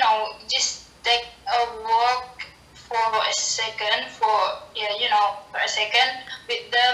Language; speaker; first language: English; non-native, learner; Indonesian